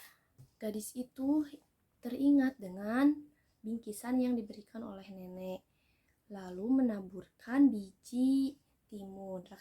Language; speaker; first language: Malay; non-native, local second language; Sundanese